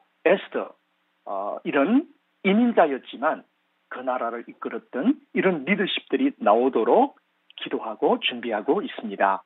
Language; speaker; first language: Korean; native; Korean